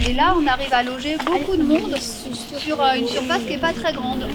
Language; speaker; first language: French; native; French